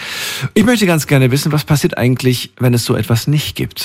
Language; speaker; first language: German; native; German